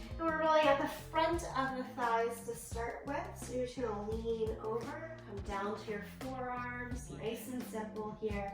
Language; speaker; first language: English; native; English